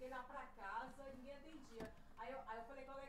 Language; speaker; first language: Portuguese; native; Portuguese